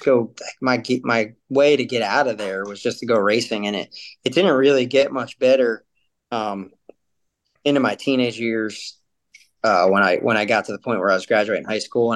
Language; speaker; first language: English; native; English